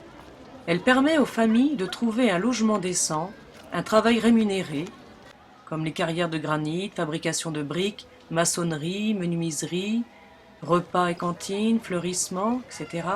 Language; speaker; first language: French; native; French